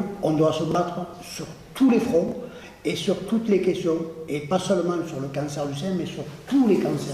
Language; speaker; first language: French; native; French